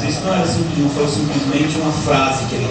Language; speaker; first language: Portuguese; native; Portuguese